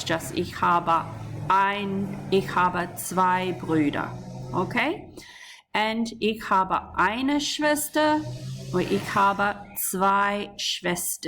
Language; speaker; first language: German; non-native, fluent; English